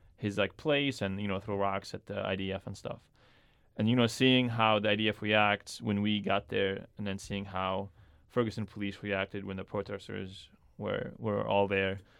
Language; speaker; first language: English; early bilingual, other home language; Arabic